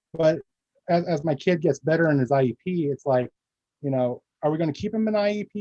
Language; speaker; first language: English; early bilingual, other home language; Filipino